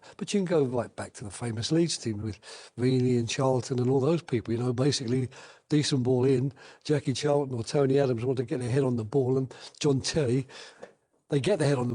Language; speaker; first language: English; native; English